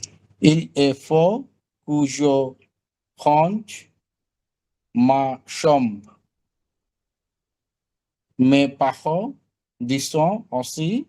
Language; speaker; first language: French; non-native, learner; Bangla